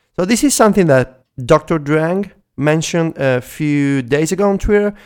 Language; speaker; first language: English; non-native, fluent; Italian